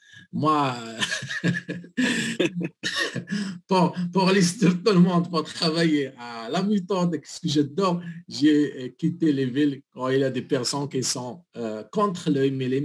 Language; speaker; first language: French; non-native, learner; Arabic